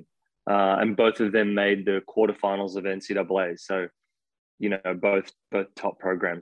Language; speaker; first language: English; native; English